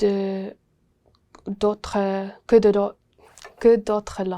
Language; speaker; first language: French; non-native, learner; English